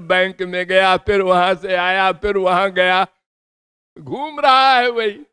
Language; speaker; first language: Hindi; native; Hindi